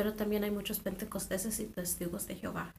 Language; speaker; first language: Spanish; non-native, fluent; English